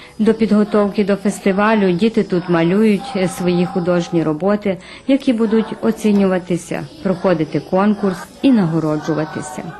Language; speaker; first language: Ukrainian; early bilingual, heritage; Ukrainian